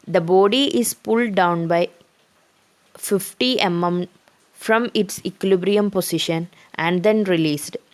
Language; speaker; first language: English; non-native, local second language; Malayalam